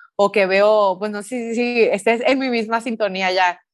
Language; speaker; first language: Spanish; native; Spanish